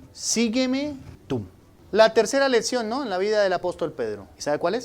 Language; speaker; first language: Spanish; native; Spanish